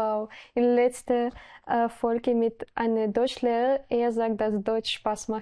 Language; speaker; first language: German; non-native, learner; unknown